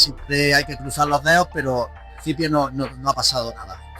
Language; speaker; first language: Spanish; native; Spanish